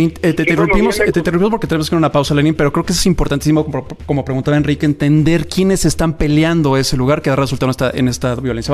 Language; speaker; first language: Spanish; native; Spanish